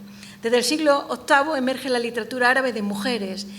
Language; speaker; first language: Spanish; native; Spanish